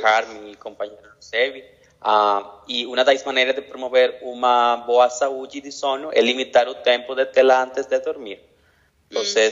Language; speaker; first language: Portuguese; non-native, learner; Spanish